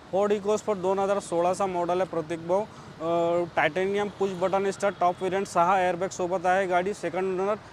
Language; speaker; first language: Marathi; non-native, local second language; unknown